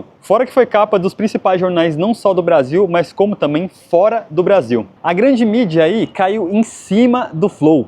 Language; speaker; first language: Portuguese; native; Portuguese